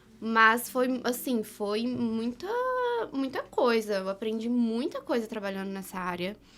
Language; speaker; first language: Portuguese; native; Portuguese